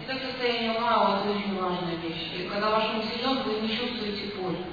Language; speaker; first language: Russian; native; Russian